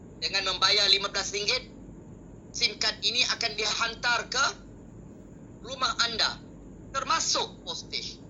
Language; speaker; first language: Malay; native; Malay